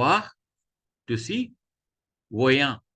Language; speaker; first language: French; non-native, fluent; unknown